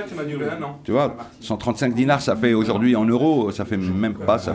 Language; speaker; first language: French; non-native, local second language; Arabic